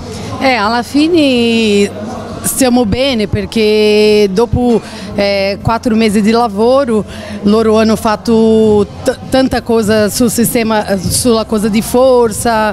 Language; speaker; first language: Italian; non-native, fluent; Spanish